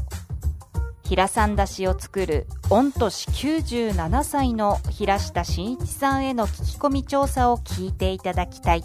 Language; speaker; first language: Japanese; native; Japanese